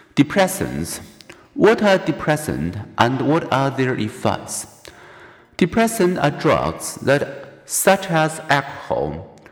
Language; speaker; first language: English; non-native, fluent; Chinese